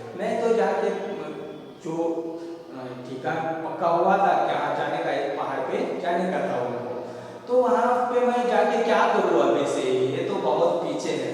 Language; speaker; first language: Hindi; non-native, local second language; Marathi